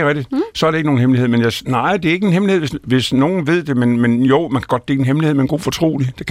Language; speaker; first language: Danish; native; Danish